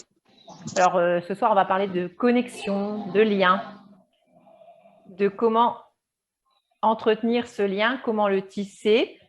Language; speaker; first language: French; native; French